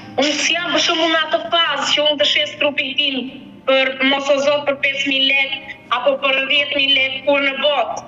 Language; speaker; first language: Albanian; native; Albanian